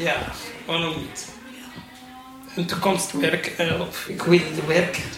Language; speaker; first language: Dutch; non-native, learner; Arabic